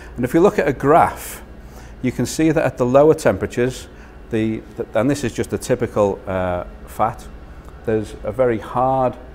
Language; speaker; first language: English; native; English